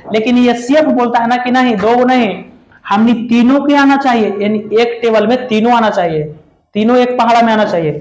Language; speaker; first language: Hindi; native; Hindi